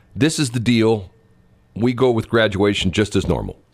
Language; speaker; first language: English; native; English